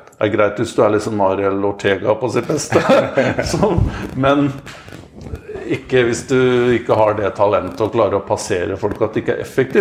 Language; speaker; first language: Norwegian; native; Norwegian